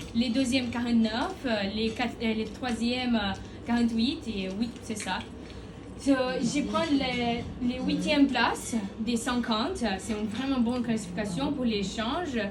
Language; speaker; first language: French; non-native, learner; Portuguese